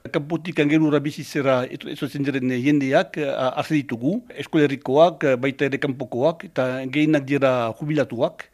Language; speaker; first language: Basque; non-native, local second language; French